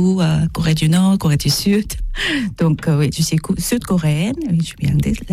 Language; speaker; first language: French; non-native, learner; Korean